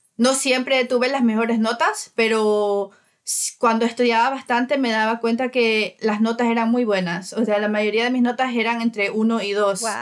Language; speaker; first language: Spanish; native; Spanish